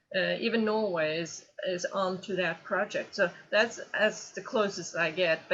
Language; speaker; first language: English; non-native, fluent; Norwegian